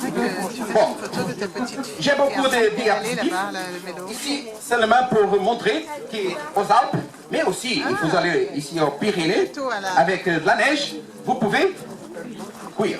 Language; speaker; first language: French; non-native, learner; Portuguese